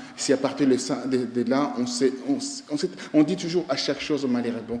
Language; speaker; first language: French; non-native, local second language; Lingala